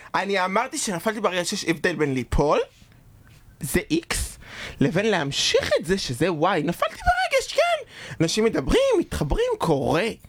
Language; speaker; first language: Hebrew; native; Hebrew